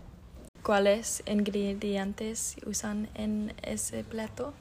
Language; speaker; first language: Spanish; non-native, learner; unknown